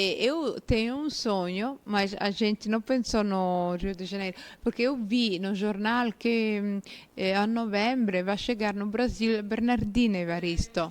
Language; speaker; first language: Portuguese; non-native, fluent; Italian